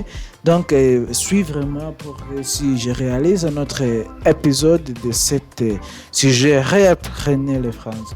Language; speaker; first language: French; non-native, learner; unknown